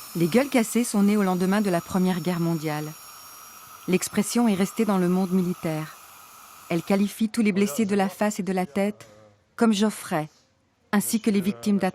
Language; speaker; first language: French; native; French